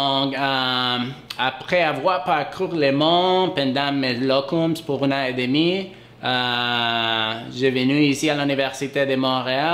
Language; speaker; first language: French; non-native, learner; Spanish